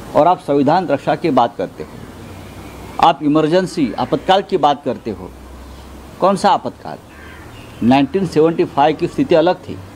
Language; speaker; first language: Hindi; non-native, local second language; Marathi